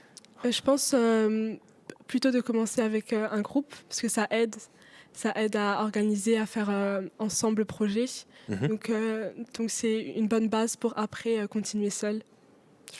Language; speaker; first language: French; non-native, local second language; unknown